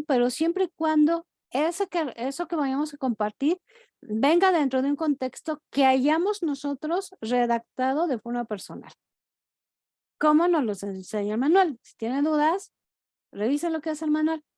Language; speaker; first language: Spanish; native; Spanish